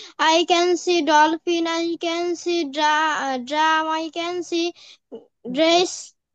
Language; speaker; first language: English; non-native, learner; Bangla